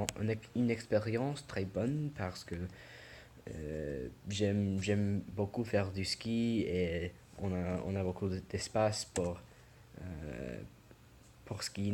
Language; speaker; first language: French; non-native, learner; English